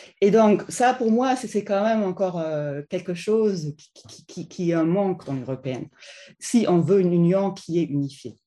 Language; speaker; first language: French; non-native, fluent; German